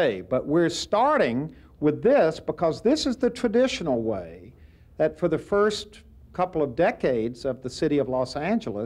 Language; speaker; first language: English; native; English